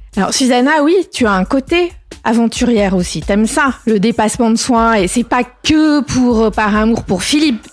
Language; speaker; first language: French; native; French